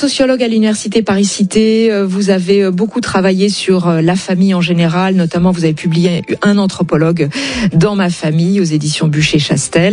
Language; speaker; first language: French; native; French